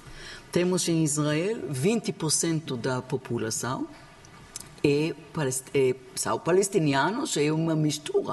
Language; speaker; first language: Portuguese; non-native, learner; Hebrew